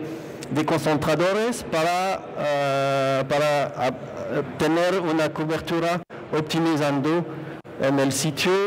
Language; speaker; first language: Spanish; non-native, fluent; French